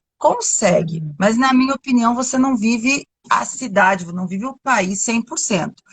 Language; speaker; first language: Portuguese; native; Portuguese